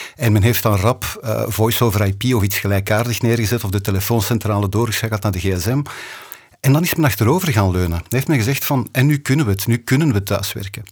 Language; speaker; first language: Dutch; native; Dutch